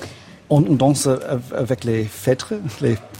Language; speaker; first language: French; non-native, fluent; English